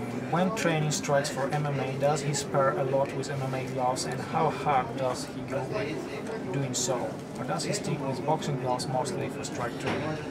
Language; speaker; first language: English; non-native, fluent; Russian